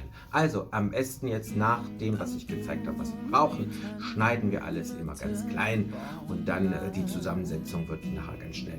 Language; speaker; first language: German; non-native, fluent; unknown